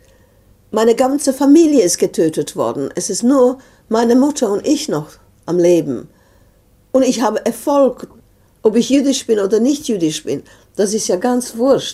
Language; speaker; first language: German; non-native, fluent; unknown